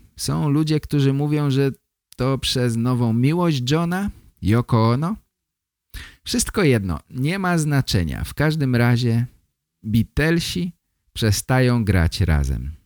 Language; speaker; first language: Polish; native; Polish